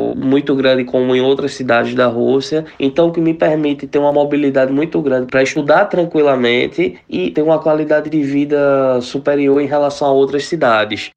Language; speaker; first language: Portuguese; native; Portuguese